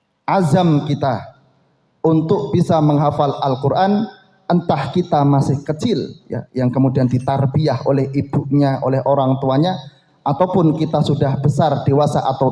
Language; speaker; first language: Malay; non-native, local second language; Javanese